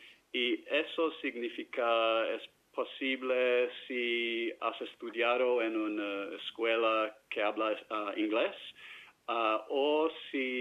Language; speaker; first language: Spanish; non-native, fluent; English